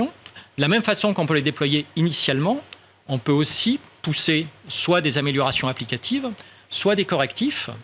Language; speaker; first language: French; native; French